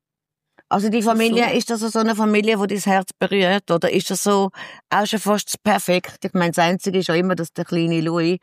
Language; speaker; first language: German; native; German